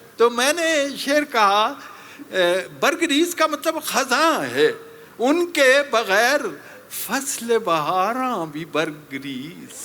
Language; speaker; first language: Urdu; non-native, local second language; Punjabi